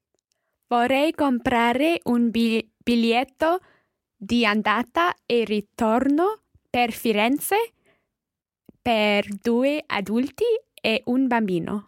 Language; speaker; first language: Italian; non-native, learner; English